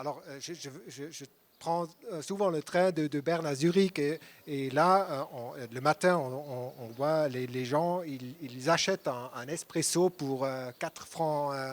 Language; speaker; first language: French; non-native, local second language; German